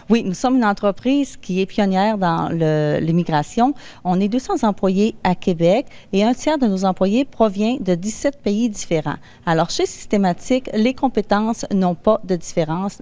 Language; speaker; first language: French; native; French